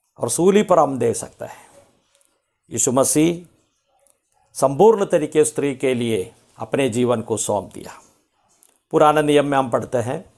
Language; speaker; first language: Hindi; non-native, local second language; Malayalam